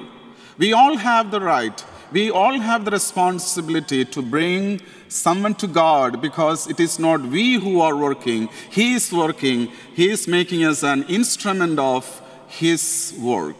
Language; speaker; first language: English; non-native, local second language; Malayalam